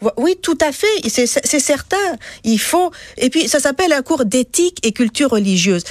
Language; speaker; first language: French; non-native, local second language; Arabic